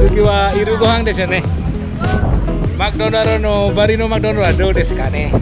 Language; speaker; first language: Japanese; non-native, learner; Indonesian